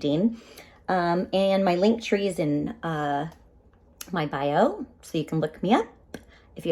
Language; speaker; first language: English; native; English